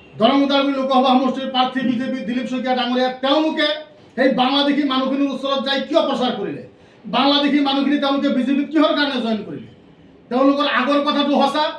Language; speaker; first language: Assamese; non-native, local second language; Bangla